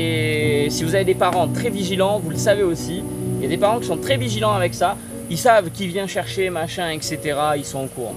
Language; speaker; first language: French; native; French